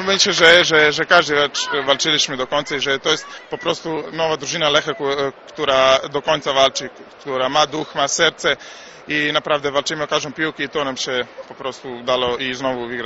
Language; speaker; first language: Polish; non-native, learner; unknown